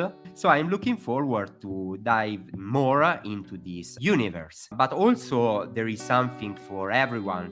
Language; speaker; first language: English; non-native, fluent; Italian